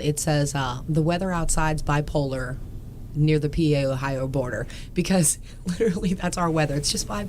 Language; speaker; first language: English; native; English